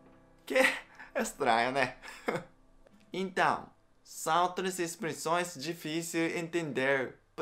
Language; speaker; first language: Portuguese; non-native, learner; Japanese